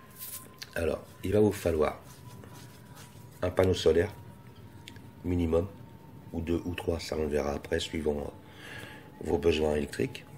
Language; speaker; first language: French; native; French